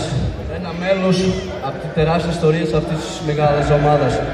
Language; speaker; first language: Greek; non-native, fluent; Portuguese